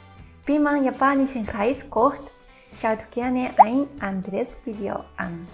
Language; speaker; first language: German; non-native, fluent; Japanese